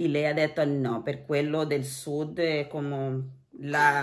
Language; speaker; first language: Italian; non-native, learner; Portuguese